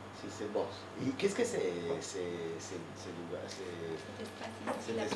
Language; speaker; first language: French; non-native, learner; Italian